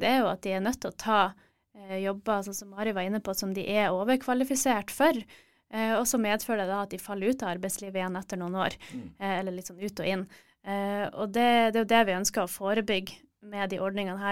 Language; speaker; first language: Norwegian; native; Norwegian